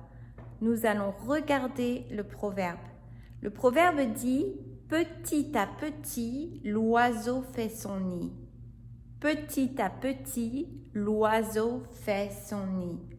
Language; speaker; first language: French; non-native, fluent; English